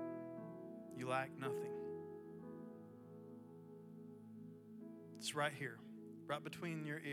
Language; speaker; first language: English; native; English